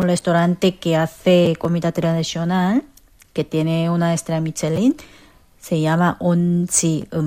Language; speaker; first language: Spanish; non-native, learner; Korean